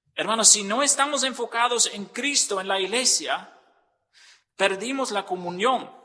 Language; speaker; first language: Spanish; non-native, fluent; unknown